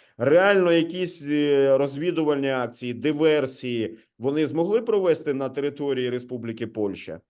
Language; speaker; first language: Ukrainian; native; Ukrainian